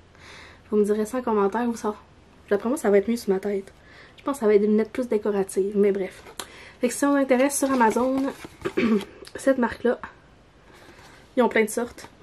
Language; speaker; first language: French; native; French